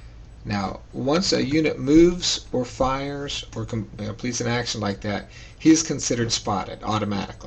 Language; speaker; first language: English; native; English